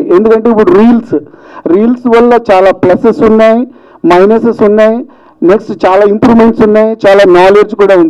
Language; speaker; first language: Telugu; native; Telugu